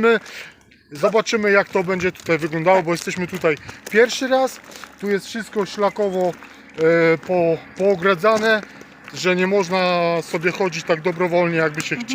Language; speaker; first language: Polish; native; Polish